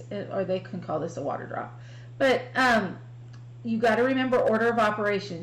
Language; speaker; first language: English; native; English